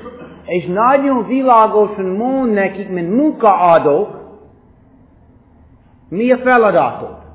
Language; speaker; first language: Hungarian; non-native, fluent; English